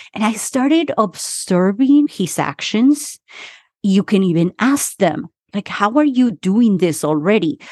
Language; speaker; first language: English; early bilingual, other home language; Spanish